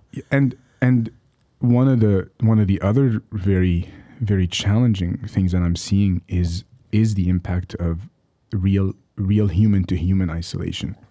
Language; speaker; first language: English; early bilingual, other home language; Arabic